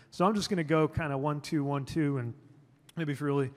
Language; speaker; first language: English; native; English